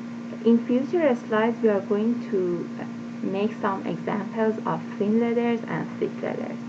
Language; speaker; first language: English; non-native, fluent; Persian